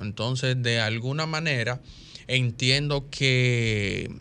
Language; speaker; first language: Spanish; native; Spanish